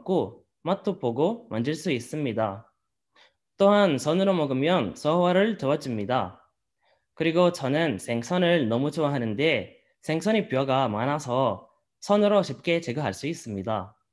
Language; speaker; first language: Korean; non-native, learner; Arabic